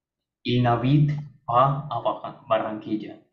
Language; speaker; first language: French; non-native, learner; Spanish